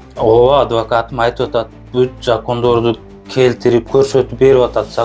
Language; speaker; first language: Kyrgyz; early bilingual, heritage; Kyrgyz